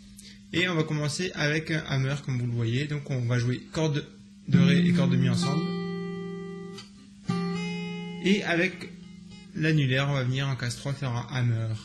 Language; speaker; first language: French; native; French